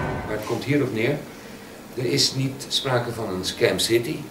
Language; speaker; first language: Dutch; native; Dutch